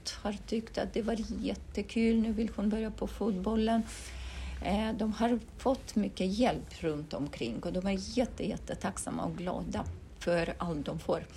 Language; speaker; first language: Swedish; non-native, fluent; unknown